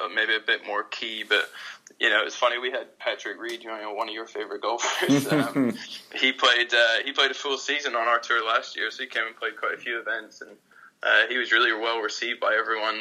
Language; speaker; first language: English; native; English